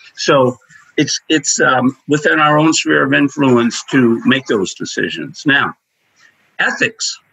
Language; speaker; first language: English; native; English